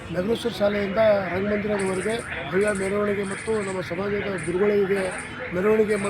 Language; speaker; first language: Kannada; non-native, local second language; Lambadi